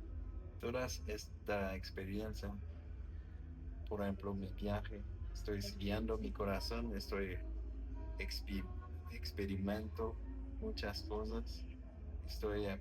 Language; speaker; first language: Spanish; non-native, learner; French